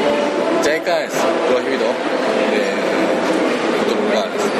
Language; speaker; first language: Spanish; non-native, learner; Japanese